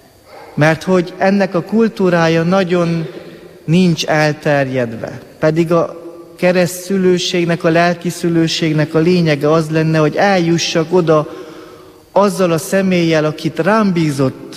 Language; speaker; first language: Hungarian; native; Hungarian